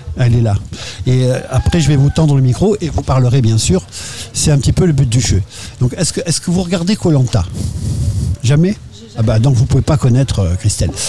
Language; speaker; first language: French; native; French